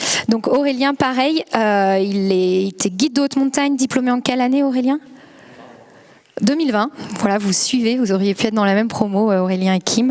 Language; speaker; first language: French; native; French